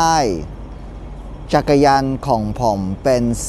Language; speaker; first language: Thai; non-native, fluent; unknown